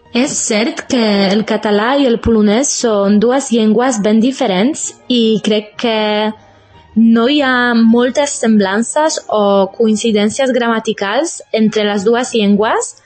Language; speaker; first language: Catalan; non-native, fluent; Polish